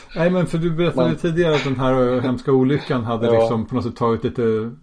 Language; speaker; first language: Swedish; native; Swedish